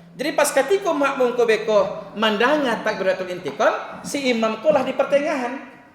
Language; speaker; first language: Malay; non-native, local second language; Minangkabau